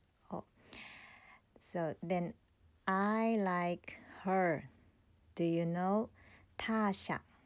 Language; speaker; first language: English; non-native, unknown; Japanese